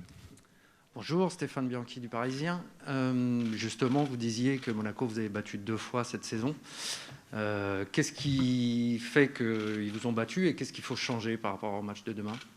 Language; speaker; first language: French; native; French